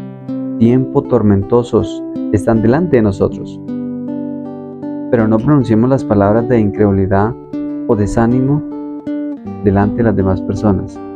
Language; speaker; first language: Spanish; native; Spanish